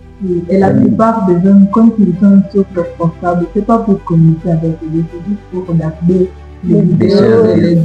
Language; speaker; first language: French; non-native, learner; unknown